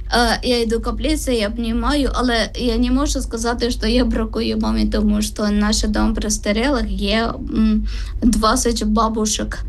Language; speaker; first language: Ukrainian; non-native, learner; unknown